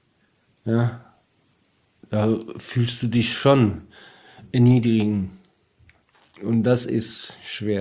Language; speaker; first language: German; non-native, learner; Polish